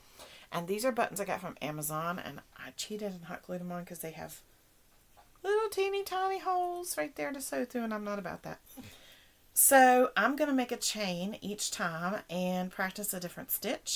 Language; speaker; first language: English; native; English